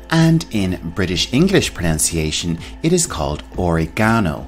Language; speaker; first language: English; native; English